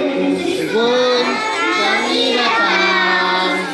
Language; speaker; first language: Malay; native; Malay